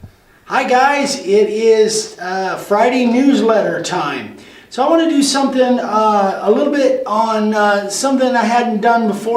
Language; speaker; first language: English; native; English